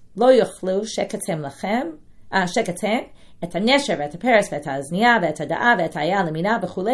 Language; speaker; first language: Hebrew; non-native, fluent; English